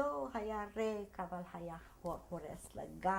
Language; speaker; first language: Hebrew; non-native, fluent; Hungarian